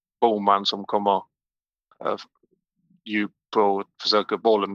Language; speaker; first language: Swedish; non-native, learner; English